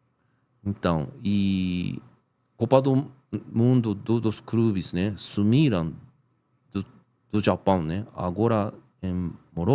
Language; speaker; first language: Portuguese; non-native, learner; Japanese